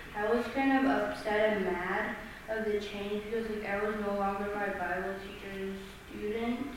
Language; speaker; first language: English; non-native, fluent; Chinese